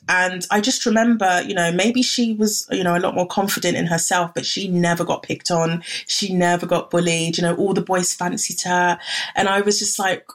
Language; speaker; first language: English; native; English